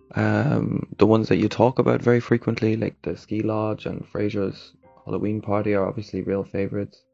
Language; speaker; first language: English; native; English